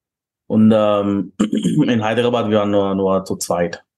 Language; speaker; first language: German; non-native, fluent; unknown